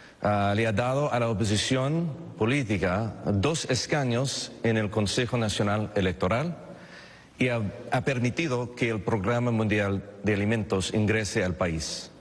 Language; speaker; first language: Spanish; non-native, fluent; English